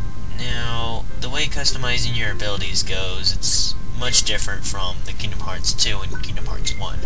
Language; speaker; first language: English; native; English